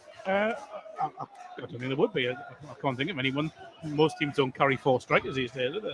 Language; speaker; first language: English; native; English